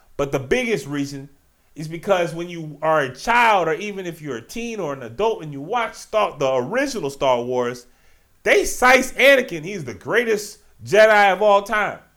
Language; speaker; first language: English; native; English